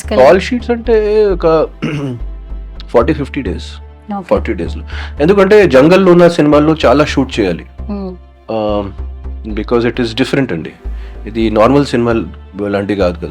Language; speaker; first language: Telugu; non-native, fluent; Hindi